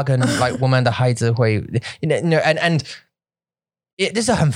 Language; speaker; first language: Chinese; non-native, learner; English